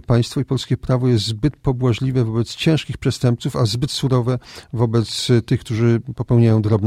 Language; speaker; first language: Polish; native; Polish